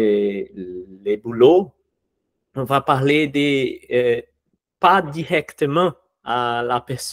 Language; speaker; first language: French; non-native, learner; Portuguese